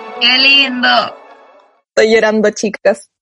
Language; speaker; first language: Spanish; native; Spanish